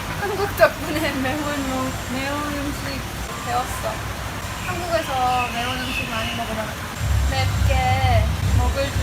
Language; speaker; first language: Korean; non-native, fluent; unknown